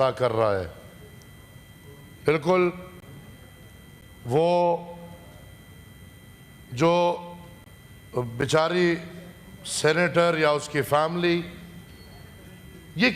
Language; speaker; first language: Urdu; non-native, local second language; Pashto